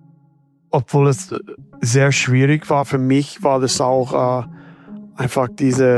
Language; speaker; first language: German; non-native, fluent; English